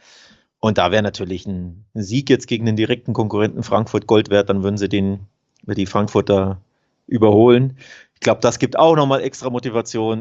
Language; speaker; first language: German; native; German